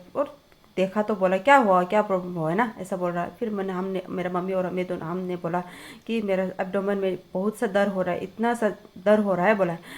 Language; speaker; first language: Hindi; non-native, local second language; Tibetan